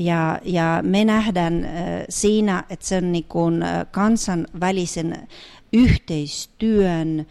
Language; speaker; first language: Finnish; non-native, fluent; Russian